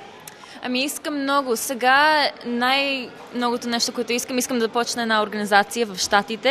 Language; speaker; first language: Bulgarian; early bilingual, heritage; Bulgarian